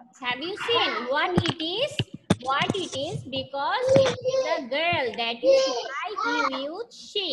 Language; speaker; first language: English; non-native, learner; Bangla